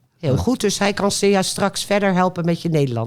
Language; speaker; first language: Dutch; non-native, fluent; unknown